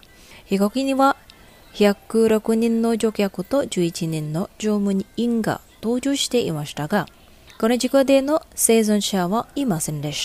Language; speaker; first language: Japanese; non-native, fluent; Indonesian